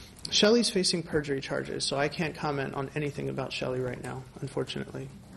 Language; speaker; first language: English; early bilingual, other home language; Spanish